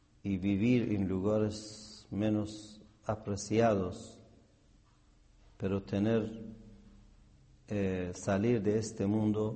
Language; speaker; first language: Spanish; non-native, fluent; Persian